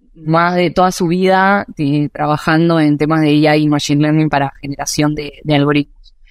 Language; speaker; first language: Spanish; native; Spanish